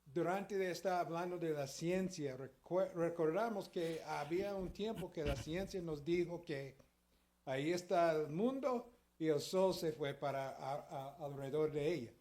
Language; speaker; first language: Spanish; early bilingual, heritage; Spanish